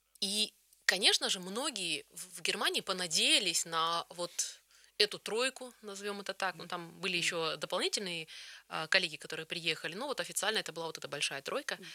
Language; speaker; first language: Russian; early bilingual, heritage; Russian